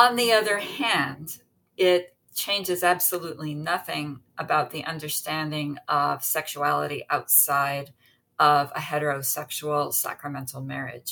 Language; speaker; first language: English; native; English